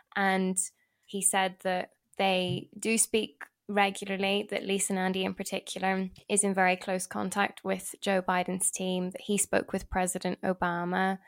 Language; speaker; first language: English; native; English